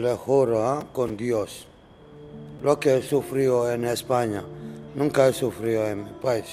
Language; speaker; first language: Spanish; non-native, learner; Arabic